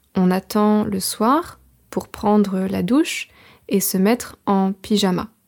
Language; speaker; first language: French; native; French